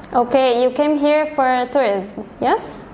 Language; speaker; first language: English; non-native, fluent; Arabic